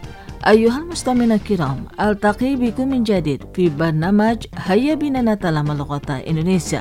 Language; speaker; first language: Arabic; non-native, fluent; Indonesian